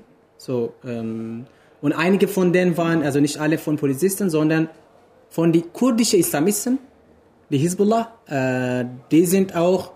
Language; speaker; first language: German; non-native, fluent; Kurdish